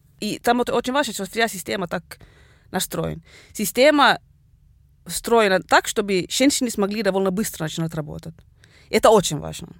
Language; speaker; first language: Russian; non-native, fluent; Swedish